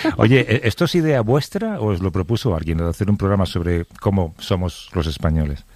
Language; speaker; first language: Spanish; native; Spanish